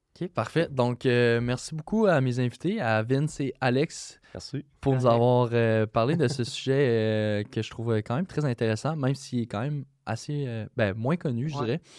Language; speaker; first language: French; native; French